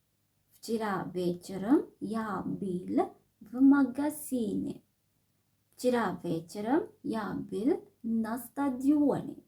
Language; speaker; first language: Russian; non-native, fluent; Sinhala